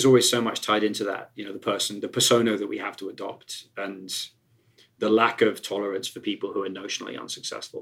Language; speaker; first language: English; native; English